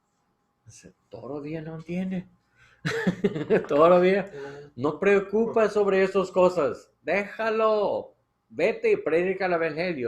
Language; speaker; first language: Spanish; non-native, learner; English